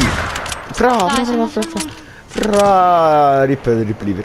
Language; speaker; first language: Italian; native; Italian